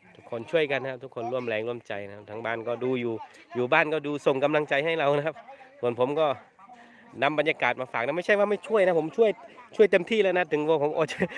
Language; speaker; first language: Thai; native; Thai